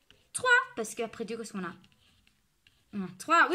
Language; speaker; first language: French; non-native, local second language; Morisyen